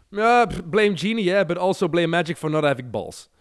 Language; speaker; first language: English; non-native, fluent; Dutch